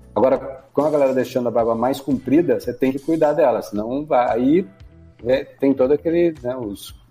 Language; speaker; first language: Portuguese; native; Portuguese